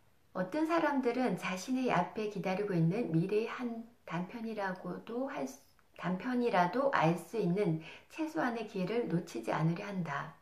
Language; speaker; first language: Korean; native; Korean